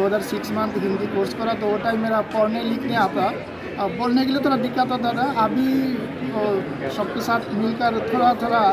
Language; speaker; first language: Hindi; non-native, learner; Bangla